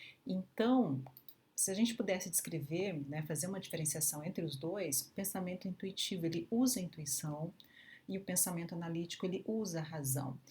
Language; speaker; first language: Portuguese; native; Portuguese